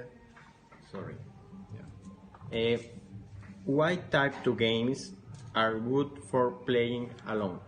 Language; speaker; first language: English; non-native, learner; Spanish